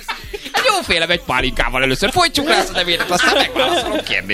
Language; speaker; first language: Hungarian; native; Hungarian